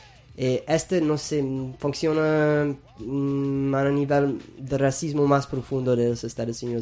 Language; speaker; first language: Spanish; non-native, fluent; English